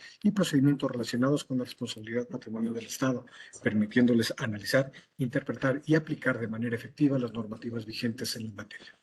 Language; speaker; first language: Spanish; native; Spanish